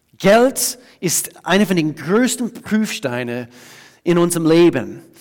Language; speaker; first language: German; non-native, fluent; English